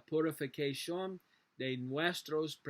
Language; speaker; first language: Spanish; non-native, learner; English